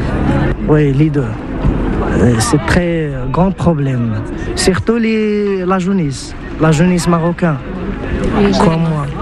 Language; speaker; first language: French; non-native, learner; Arabic